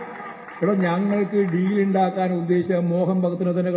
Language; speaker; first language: Malayalam; native; Malayalam